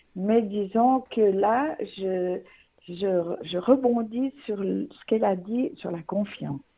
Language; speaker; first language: French; native; French